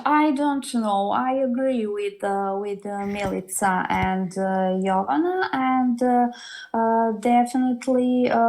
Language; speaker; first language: English; non-native, learner; Serbian